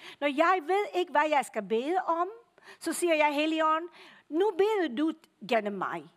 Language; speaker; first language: Danish; non-native, fluent; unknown